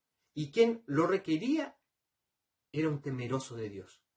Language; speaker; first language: Spanish; native; Spanish